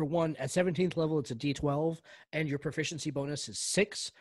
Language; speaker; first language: English; native; English